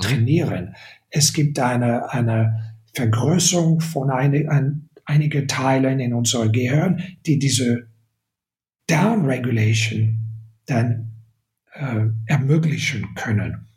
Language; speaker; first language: German; non-native, fluent; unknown